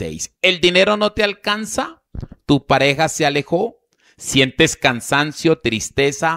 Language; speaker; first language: Spanish; native; Spanish